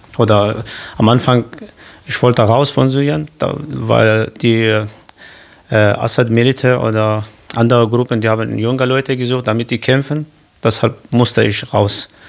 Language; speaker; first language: German; non-native, learner; Kurdish